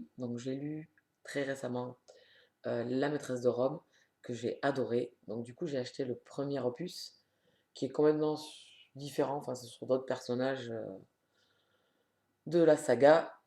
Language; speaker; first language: French; native; French